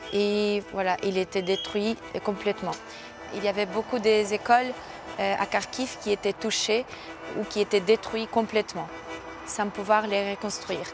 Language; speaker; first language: French; non-native, fluent; Ukrainian